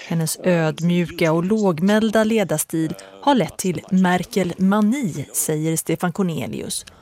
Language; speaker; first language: Swedish; native; Swedish